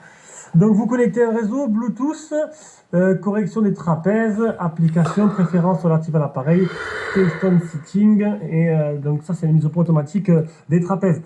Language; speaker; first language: French; native; French